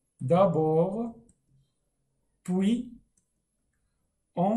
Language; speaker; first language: French; non-native, fluent; Arabic